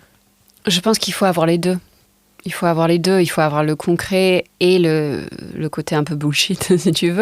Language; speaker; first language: French; non-native, fluent; English